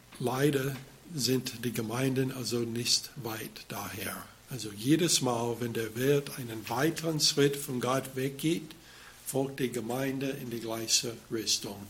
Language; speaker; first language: German; non-native, fluent; English